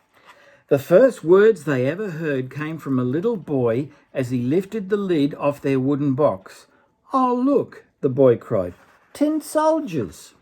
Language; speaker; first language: English; native; English